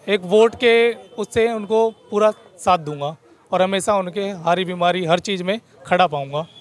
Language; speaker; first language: Hindi; native; Hindi